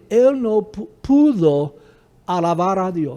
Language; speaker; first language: Spanish; non-native, fluent; English